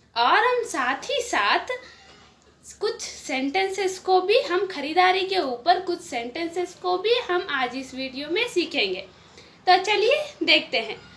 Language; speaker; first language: Hindi; native; Hindi